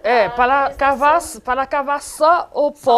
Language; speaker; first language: Portuguese; non-native, learner; Haitian Creole